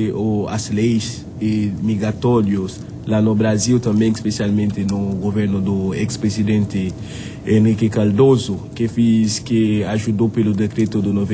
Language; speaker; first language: Portuguese; non-native, fluent; Haitian Creole